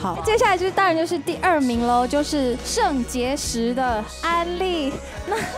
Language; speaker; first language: Chinese; native; Chinese